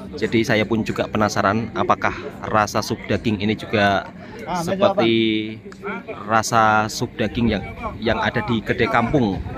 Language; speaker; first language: Indonesian; native; Indonesian